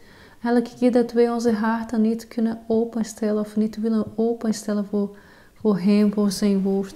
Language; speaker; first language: Dutch; non-native, fluent; Portuguese